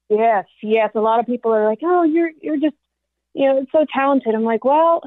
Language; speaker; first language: English; native; English